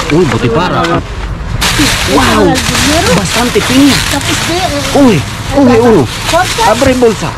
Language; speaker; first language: Spanish; non-native, learner; Filipino